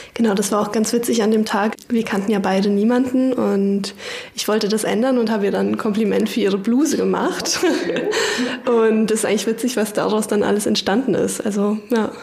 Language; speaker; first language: German; native; German